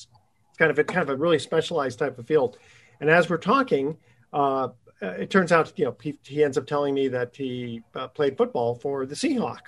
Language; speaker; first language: English; native; English